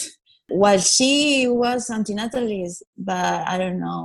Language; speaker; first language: English; non-native, fluent; Italian